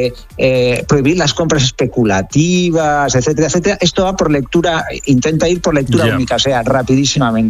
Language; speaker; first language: Spanish; native; Spanish